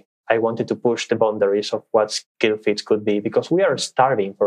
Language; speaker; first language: English; non-native, fluent; Spanish